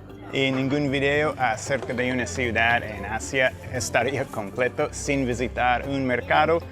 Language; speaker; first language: Spanish; non-native, fluent; English